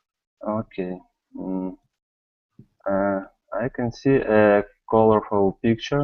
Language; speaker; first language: English; non-native, learner; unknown